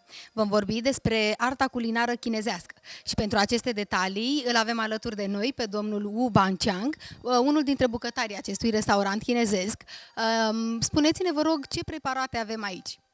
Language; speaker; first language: Romanian; native; Romanian